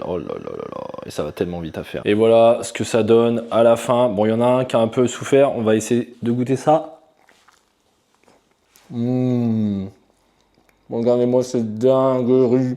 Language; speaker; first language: French; native; French